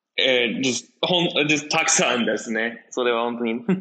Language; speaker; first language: Japanese; non-native, learner; English